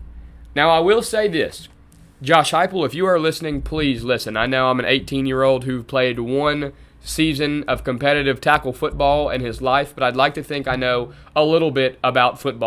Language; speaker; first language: English; native; English